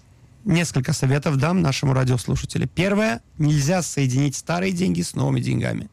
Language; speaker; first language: Russian; native; Russian